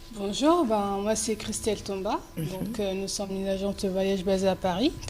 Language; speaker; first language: French; early bilingual, other home language; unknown